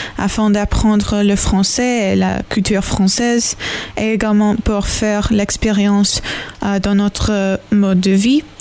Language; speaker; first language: French; non-native, learner; English